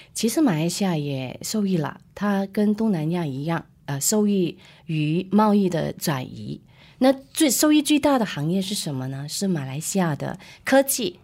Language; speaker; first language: Chinese; native; Chinese